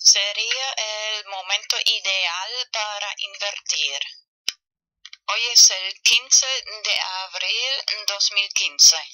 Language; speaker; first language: Spanish; non-native, learner; German